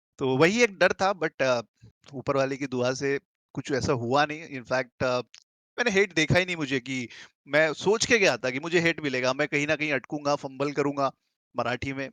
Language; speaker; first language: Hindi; native; Hindi